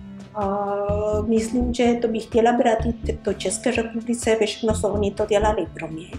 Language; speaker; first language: Czech; non-native, learner; Spanish